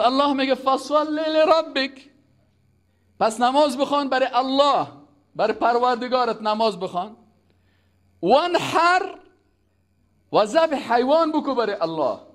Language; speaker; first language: Persian; native; Persian